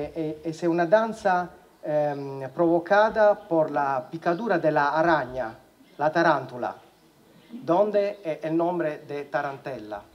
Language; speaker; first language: Spanish; non-native, learner; Italian